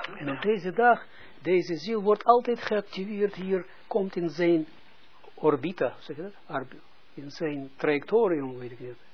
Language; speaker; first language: Dutch; non-native, fluent; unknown